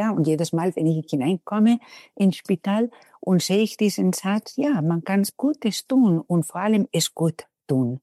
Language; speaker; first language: German; non-native, fluent; Spanish